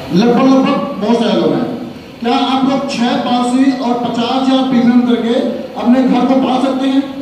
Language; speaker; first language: Hindi; native; Hindi